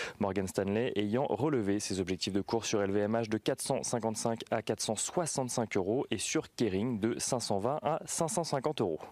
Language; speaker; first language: French; native; French